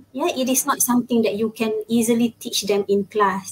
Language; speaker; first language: English; non-native, local second language; Malay